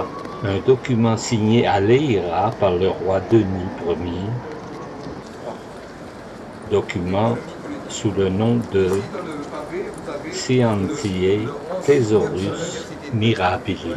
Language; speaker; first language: French; native; French